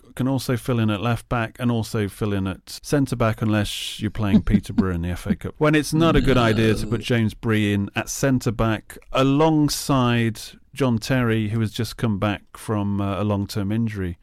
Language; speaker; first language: English; native; English